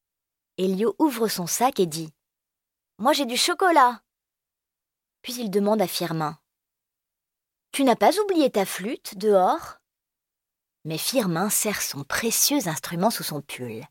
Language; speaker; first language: French; native; French